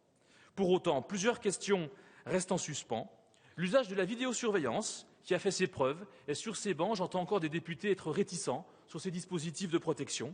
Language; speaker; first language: French; native; French